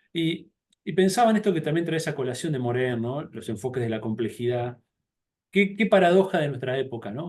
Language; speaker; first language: Spanish; native; Spanish